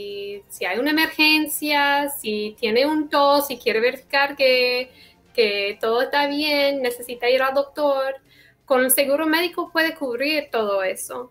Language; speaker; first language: Spanish; non-native, fluent; English